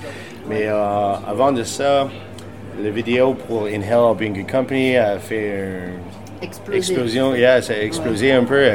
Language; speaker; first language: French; non-native, local second language; English